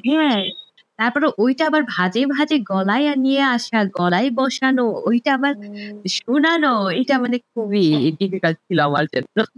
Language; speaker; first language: Bangla; non-native, local second language; Garo